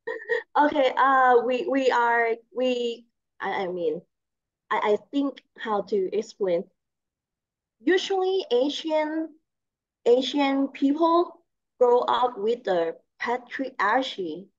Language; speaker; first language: English; non-native, learner; Thai